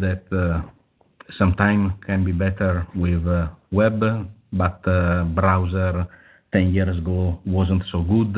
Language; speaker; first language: English; non-native, fluent; Italian